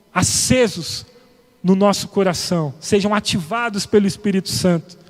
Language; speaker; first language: Portuguese; native; Portuguese